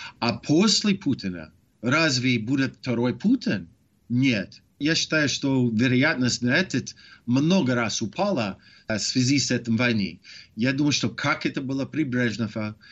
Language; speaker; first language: Russian; non-native, fluent; English